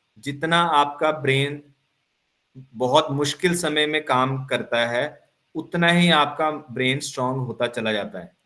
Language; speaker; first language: Hindi; non-native, local second language; Punjabi